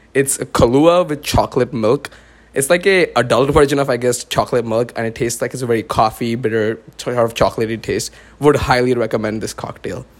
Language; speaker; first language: English; non-native, local second language; Marathi